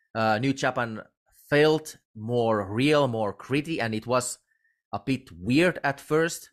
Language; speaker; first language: English; non-native, fluent; Finnish